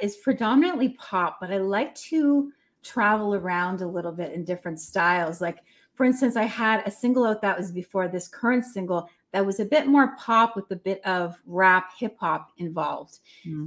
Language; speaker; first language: English; native; English